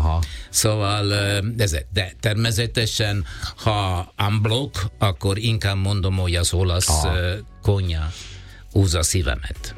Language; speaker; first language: Hungarian; non-native, fluent; Italian